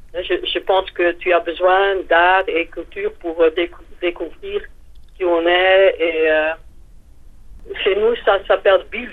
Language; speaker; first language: French; non-native, fluent; Dutch